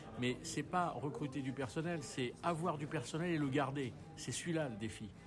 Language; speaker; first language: French; native; French